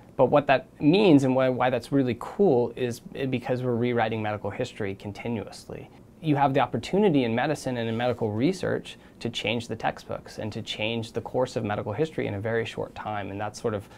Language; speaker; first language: English; native; English